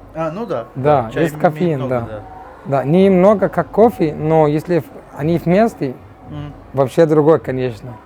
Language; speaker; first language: Russian; non-native, learner; Arabic